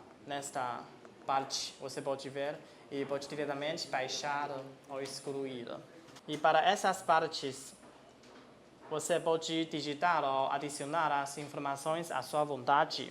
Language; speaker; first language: Portuguese; non-native, fluent; Chinese